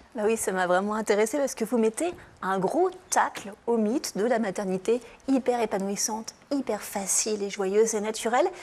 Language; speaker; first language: French; native; French